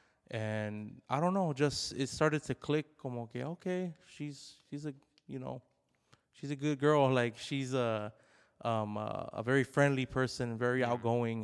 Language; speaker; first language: English; early bilingual, other home language; Spanish